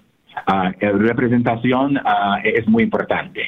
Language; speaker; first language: Spanish; non-native, learner; English